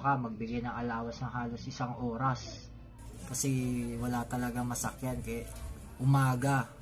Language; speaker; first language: Filipino; native; Filipino